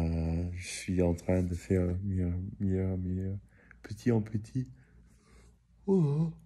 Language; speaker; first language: French; early bilingual, heritage; English